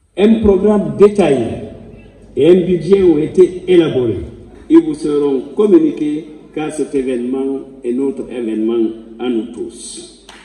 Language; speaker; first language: French; non-native, local second language; Fula